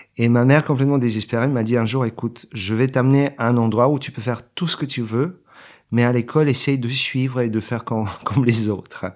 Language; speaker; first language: French; non-native, fluent; Bulgarian